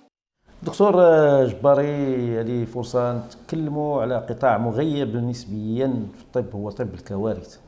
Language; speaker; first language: Arabic; native; Arabic